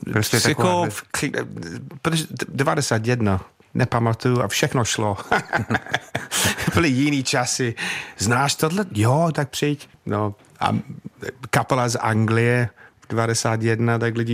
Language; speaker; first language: Czech; non-native, fluent; English